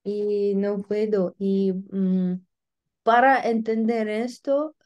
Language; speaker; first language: Spanish; non-native, learner; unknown